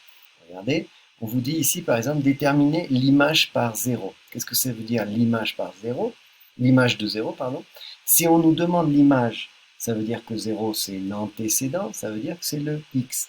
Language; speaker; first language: French; native; French